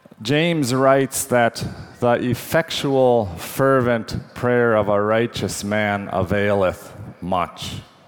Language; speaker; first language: English; native; English